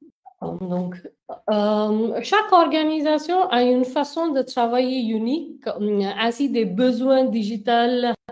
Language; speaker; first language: French; non-native, fluent; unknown